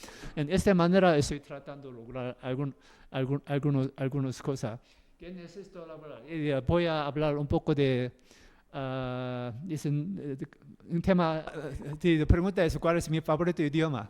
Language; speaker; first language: Spanish; non-native, learner; Korean